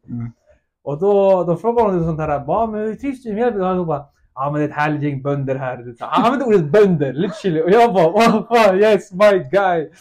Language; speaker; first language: Swedish; early bilingual, other home language; Russian